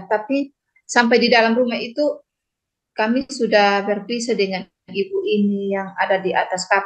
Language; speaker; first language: Indonesian; non-native, local second language; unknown